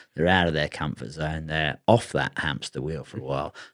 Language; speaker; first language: English; native; English